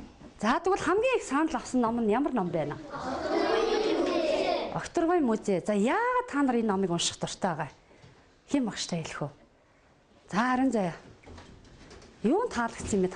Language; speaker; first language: Mongolian; native; Mongolian